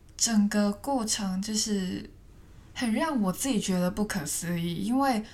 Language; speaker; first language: Chinese; non-native, fluent; Cantonese